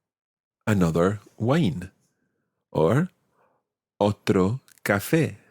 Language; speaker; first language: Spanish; non-native, fluent; English